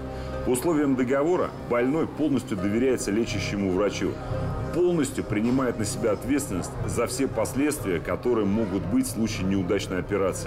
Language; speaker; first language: Russian; native; Russian